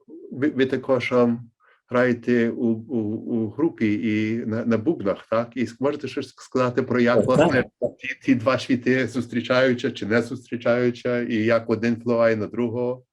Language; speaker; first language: Ukrainian; early bilingual, heritage; Ukrainian